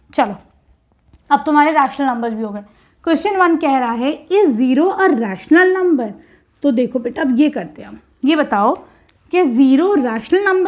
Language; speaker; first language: Hindi; native; Hindi